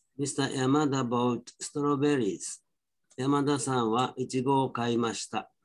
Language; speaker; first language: Japanese; native; Japanese